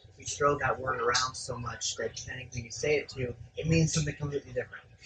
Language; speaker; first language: English; native; English